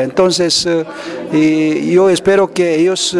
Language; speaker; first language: Spanish; non-native, learner; Korean